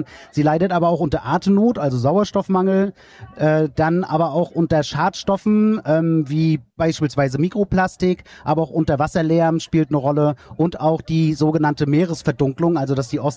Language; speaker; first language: German; native; German